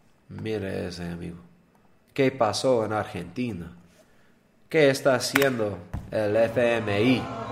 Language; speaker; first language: Spanish; non-native, learner; English